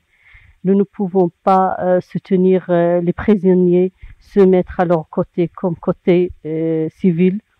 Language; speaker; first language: French; non-native, local second language; Arabic